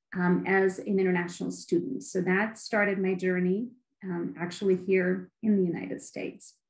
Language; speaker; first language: English; non-native, fluent; Ukrainian